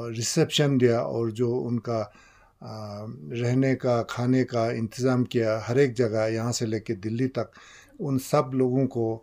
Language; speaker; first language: Hindi; non-native, local second language; Ladakhi